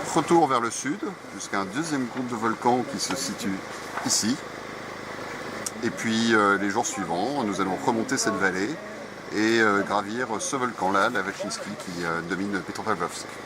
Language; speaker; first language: French; native; French